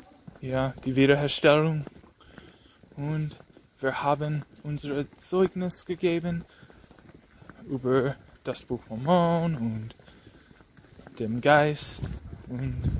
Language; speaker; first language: German; non-native, learner; English